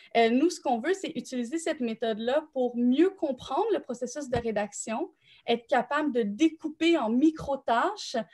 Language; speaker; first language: French; native; French